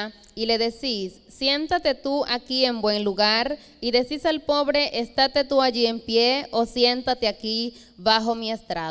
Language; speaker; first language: Spanish; native; Spanish